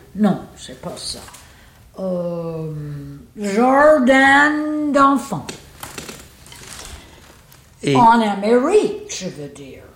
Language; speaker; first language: French; non-native, fluent; English